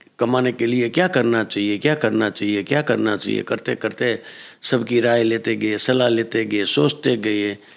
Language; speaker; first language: Hindi; non-native, local second language; Gujarati